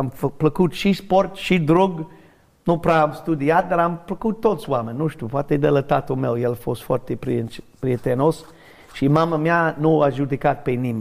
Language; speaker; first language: Romanian; non-native, learner; English